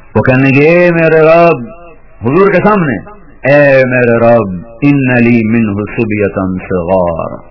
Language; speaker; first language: Urdu; non-native, local second language; Punjabi